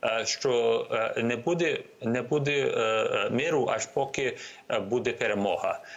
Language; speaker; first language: Ukrainian; early bilingual, heritage; Ukrainian